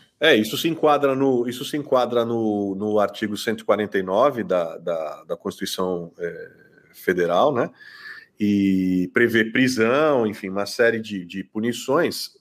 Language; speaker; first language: Portuguese; native; Portuguese